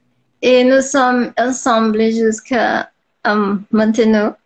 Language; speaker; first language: French; non-native, learner; Portuguese